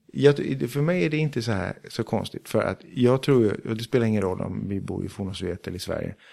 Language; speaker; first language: Swedish; early bilingual, heritage; Swedish